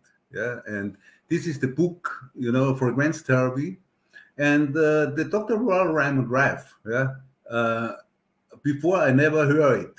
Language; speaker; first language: English; non-native, learner; German